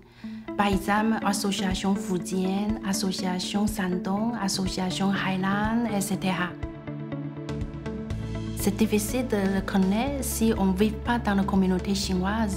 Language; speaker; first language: French; non-native, fluent; Chinese